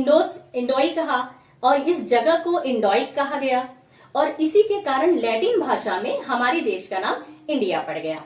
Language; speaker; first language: Hindi; native; Hindi